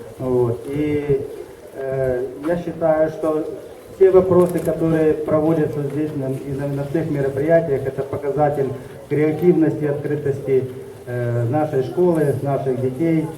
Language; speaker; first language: Russian; native; Russian